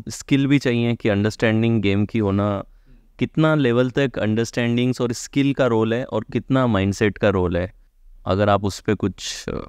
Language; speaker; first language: Hindi; native; Hindi